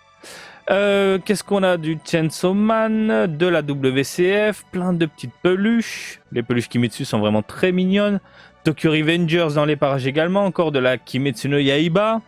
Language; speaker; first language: French; native; French